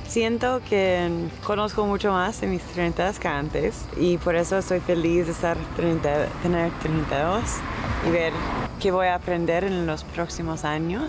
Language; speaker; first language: Spanish; non-native, learner; English